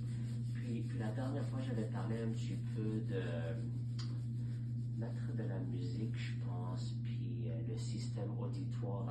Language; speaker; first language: French; native; French